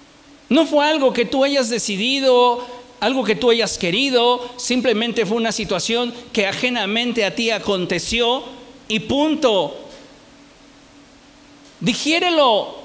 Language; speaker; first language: Spanish; native; Spanish